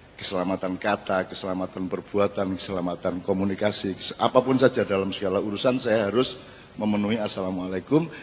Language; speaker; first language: Indonesian; non-native, local second language; Javanese